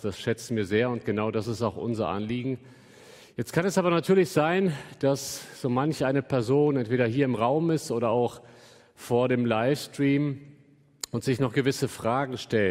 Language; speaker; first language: German; native; German